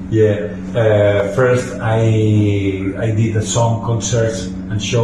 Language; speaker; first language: English; non-native, learner; Spanish